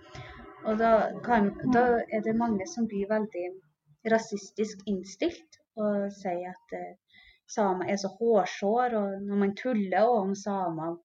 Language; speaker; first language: Norwegian; non-native, local second language; Northern Sami